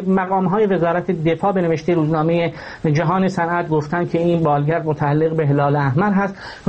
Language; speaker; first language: Persian; native; Persian